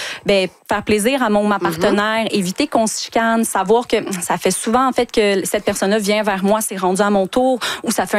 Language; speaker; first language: French; native; French